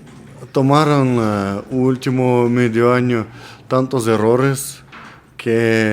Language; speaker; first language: Spanish; non-native, learner; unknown